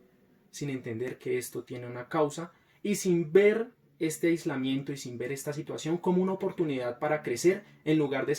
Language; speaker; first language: Spanish; native; Spanish